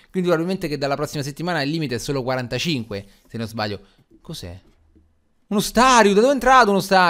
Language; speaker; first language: Italian; native; Italian